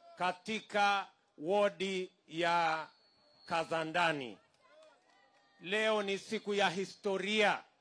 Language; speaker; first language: Swahili; non-native, local second language; Kalenjin